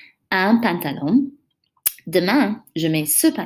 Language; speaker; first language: French; non-native, fluent; English